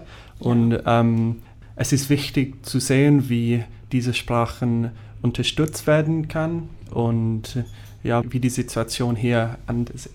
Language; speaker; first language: German; non-native, fluent; English